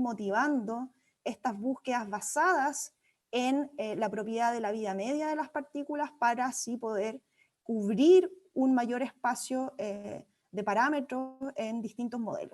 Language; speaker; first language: Spanish; native; Spanish